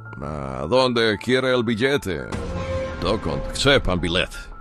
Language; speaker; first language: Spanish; non-native, fluent; Polish